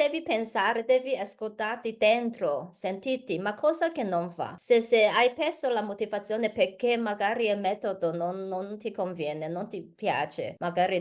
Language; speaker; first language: Italian; non-native, learner; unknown